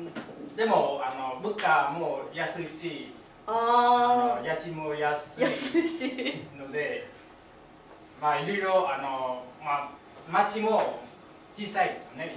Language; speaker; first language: Japanese; non-native, fluent; Vietnamese